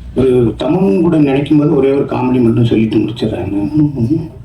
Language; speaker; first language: Tamil; native; Tamil